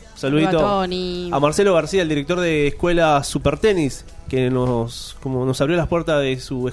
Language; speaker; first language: Spanish; native; Spanish